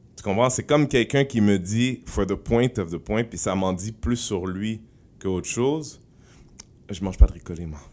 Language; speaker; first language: French; non-native, local second language; Haitian Creole